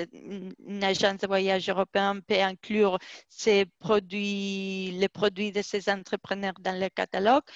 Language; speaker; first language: French; non-native, fluent; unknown